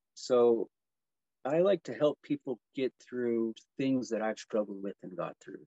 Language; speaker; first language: English; native; English